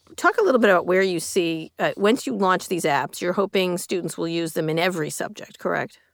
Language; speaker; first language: English; native; English